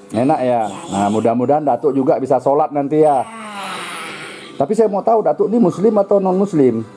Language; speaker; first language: Indonesian; native; Indonesian